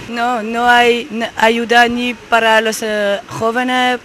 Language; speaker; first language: Spanish; non-native, learner; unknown